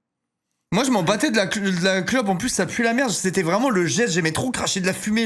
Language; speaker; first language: French; native; French